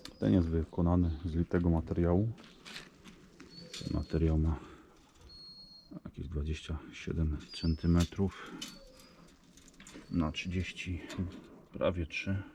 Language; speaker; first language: Polish; native; Polish